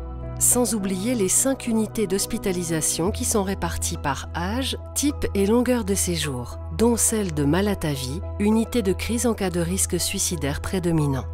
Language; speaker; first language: French; native; French